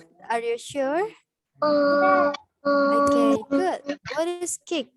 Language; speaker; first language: English; non-native, learner; Indonesian